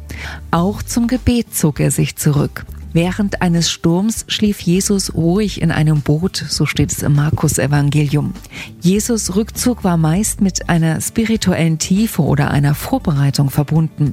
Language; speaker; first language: German; native; German